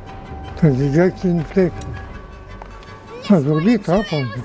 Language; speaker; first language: French; native; French